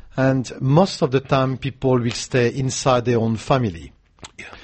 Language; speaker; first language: English; non-native, fluent; French